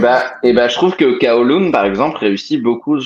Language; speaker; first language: French; native; French